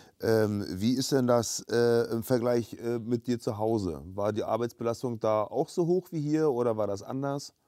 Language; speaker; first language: German; native; German